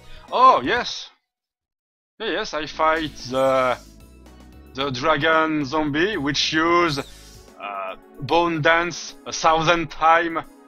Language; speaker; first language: English; non-native, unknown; French